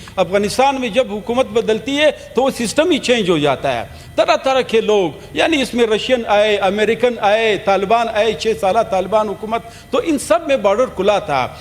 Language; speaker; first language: Urdu; non-native, local second language; Pashto